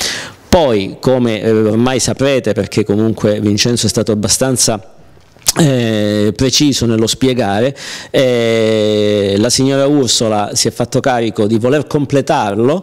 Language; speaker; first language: Italian; native; Italian